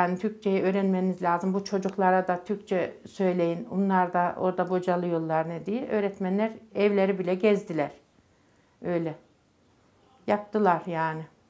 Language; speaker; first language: Turkish; non-native, local second language; Macedonian